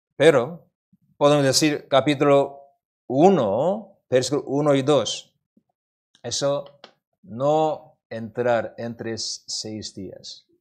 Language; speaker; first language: Spanish; non-native, learner; Korean